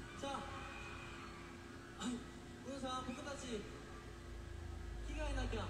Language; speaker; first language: Japanese; non-native, learner; Korean